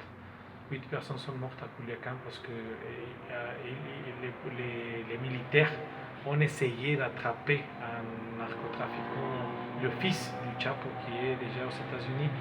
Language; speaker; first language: French; non-native, fluent; Spanish